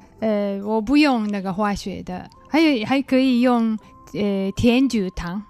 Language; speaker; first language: Chinese; non-native, learner; Japanese